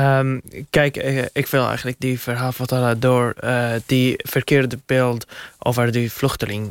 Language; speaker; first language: Dutch; non-native, learner; Arabic